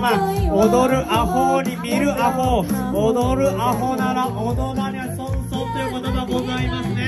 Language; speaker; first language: Japanese; native; Japanese